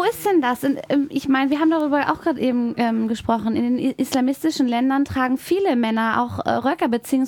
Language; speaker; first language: German; native; German